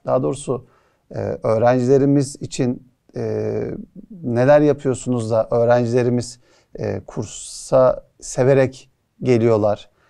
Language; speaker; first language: Turkish; native; Turkish